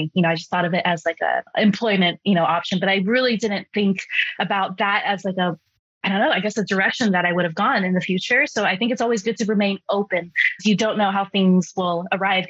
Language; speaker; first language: English; early bilingual, other home language; Chinese